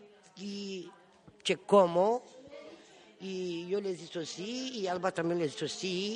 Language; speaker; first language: Spanish; non-native, learner; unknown